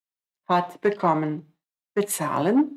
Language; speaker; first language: German; non-native, fluent; Croatian